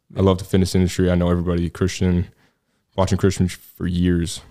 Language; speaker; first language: English; native; English